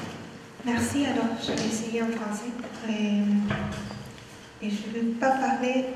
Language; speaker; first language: French; non-native, fluent; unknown